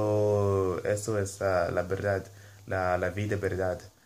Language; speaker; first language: Spanish; non-native, learner; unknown